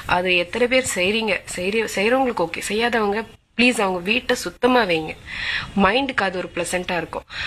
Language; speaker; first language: Tamil; non-native, local second language; Malayalam